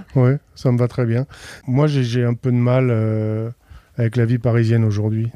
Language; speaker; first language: French; native; French